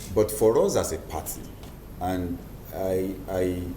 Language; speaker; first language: English; non-native, local second language; Yoruba